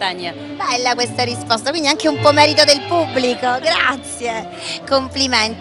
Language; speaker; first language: Italian; native; Italian